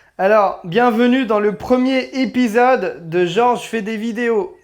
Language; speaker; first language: French; native; French